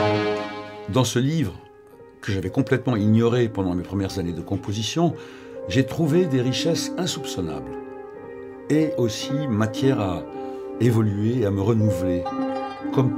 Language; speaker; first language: French; non-native, local second language; Arabic